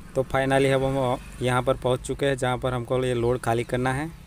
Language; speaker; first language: Hindi; non-native, local second language; Gujarati